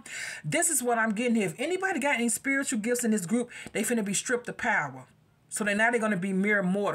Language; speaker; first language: English; native; English